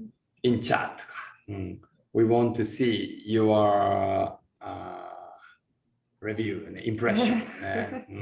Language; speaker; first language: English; non-native, learner; Japanese